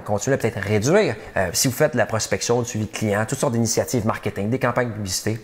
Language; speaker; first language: French; native; French